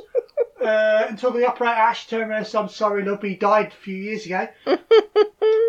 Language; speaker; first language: English; native; English